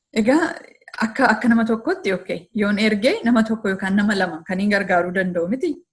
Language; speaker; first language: Oromo; early bilingual, heritage; Oromo